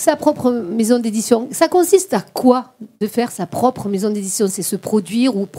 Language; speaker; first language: French; native; French